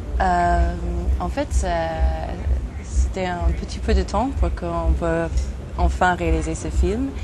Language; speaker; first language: French; non-native, fluent; English